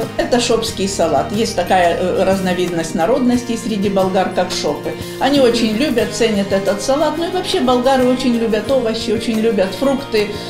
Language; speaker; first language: Russian; non-native, local second language; Bulgarian